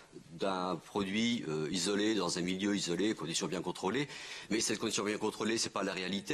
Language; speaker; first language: French; native; French